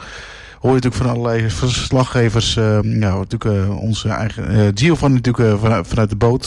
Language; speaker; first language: Dutch; native; Dutch